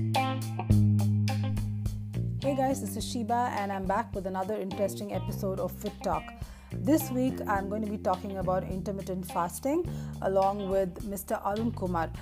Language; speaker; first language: English; non-native, local second language; Tamil